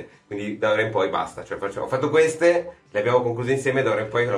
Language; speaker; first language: Italian; native; Italian